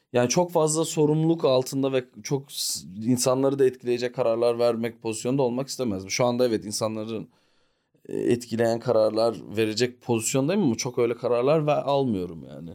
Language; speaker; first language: Turkish; early bilingual, heritage; Turkish